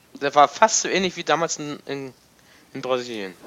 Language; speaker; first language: German; native; German